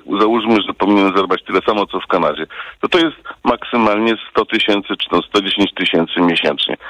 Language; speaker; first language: Polish; early bilingual, heritage; Polish